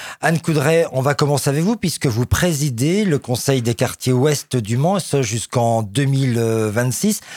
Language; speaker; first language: French; native; French